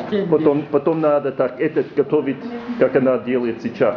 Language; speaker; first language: Russian; non-native, learner; English